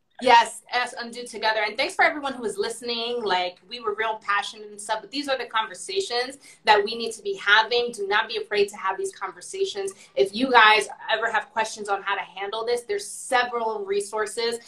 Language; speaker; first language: English; early bilingual, other home language; Spanish